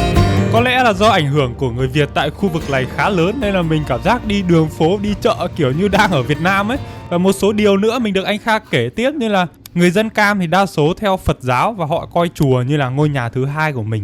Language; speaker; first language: Vietnamese; native; Vietnamese